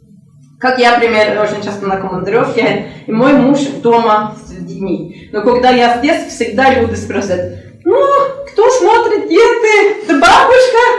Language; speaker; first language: Russian; non-native, learner; Norwegian